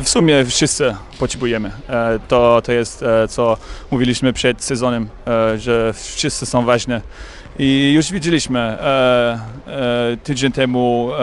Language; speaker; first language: Polish; non-native, learner; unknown